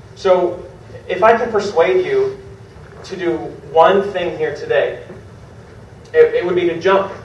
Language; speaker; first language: English; native; English